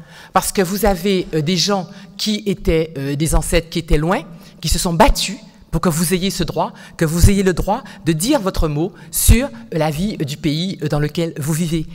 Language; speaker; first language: French; native; French